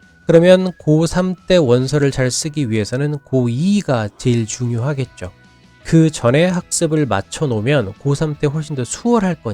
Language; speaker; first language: Korean; native; Korean